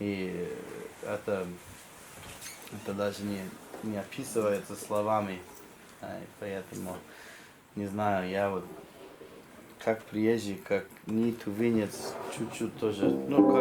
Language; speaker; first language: Russian; non-native, fluent; English